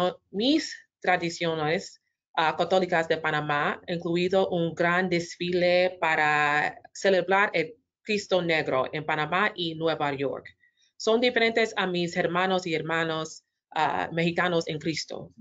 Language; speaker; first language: Spanish; native; Spanish